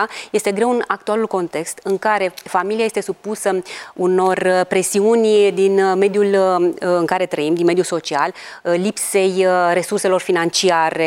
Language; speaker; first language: Romanian; native; Romanian